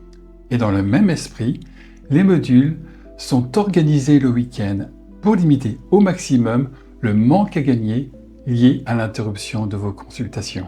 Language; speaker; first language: French; native; French